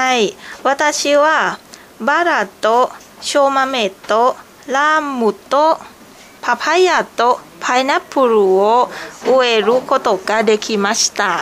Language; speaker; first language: Japanese; non-native, learner; Thai